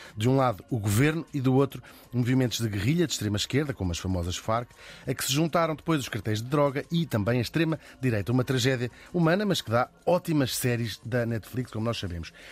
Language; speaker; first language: Portuguese; native; Portuguese